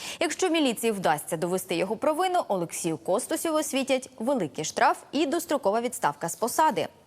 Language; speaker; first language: Ukrainian; native; Ukrainian